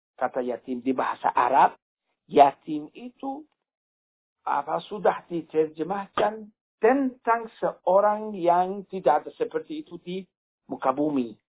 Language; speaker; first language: Indonesian; non-native, fluent; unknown